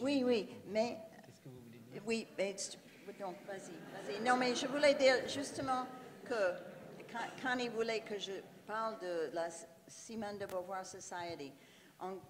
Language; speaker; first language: French; non-native, fluent; English